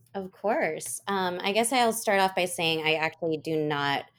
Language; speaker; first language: English; native; English